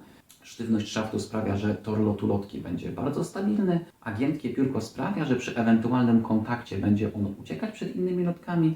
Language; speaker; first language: Polish; native; Polish